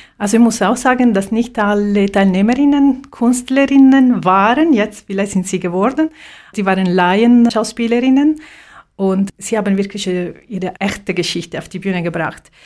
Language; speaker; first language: German; non-native, fluent; Italian